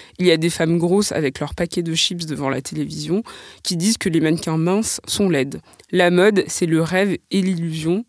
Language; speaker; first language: French; native; French